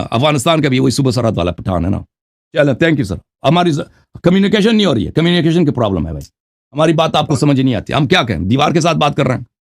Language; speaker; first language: Urdu; non-native, fluent; Persian